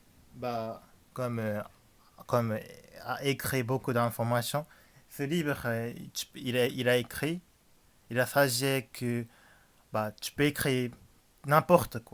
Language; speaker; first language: French; non-native, learner; Japanese